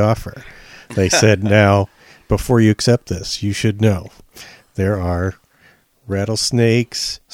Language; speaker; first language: English; native; English